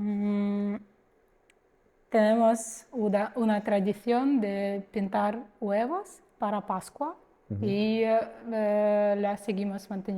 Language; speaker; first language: Spanish; non-native, fluent; Russian